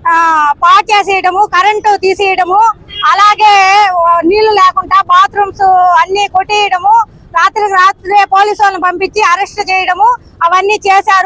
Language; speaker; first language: Telugu; native; Telugu